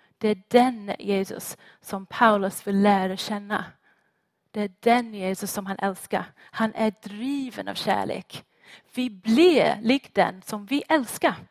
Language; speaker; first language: Swedish; non-native, fluent; English